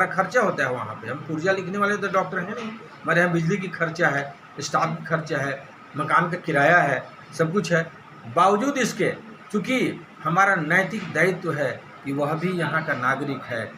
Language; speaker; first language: Hindi; native; Hindi